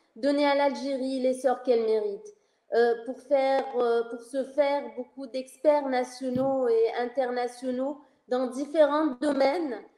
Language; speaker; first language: French; non-native, local second language; Arabic